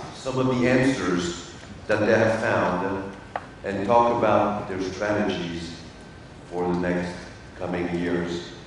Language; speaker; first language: English; non-native, fluent; French